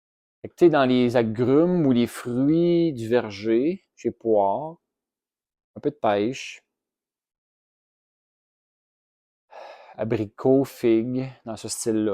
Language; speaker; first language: French; native; French